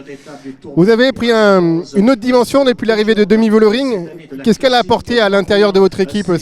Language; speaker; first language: French; native; French